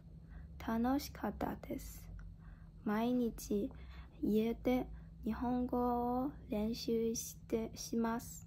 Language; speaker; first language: Japanese; non-native, learner; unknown